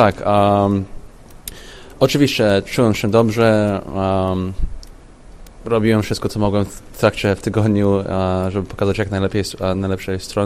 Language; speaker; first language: Polish; early bilingual, heritage; Polish